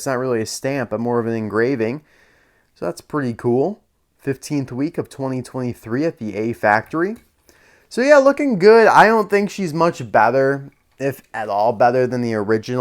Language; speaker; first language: English; native; English